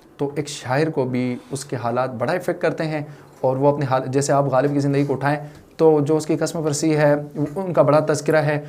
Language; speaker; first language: Urdu; non-native, local second language; Shina